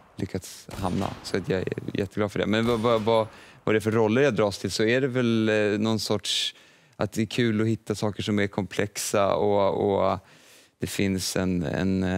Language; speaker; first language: Swedish; native; Swedish